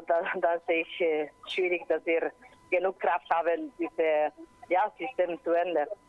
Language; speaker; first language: German; non-native, learner; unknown